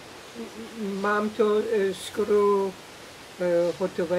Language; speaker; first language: Czech; non-native, learner; English